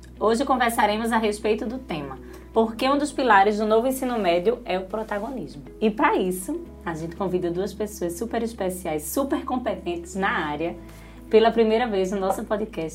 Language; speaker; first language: Portuguese; native; Portuguese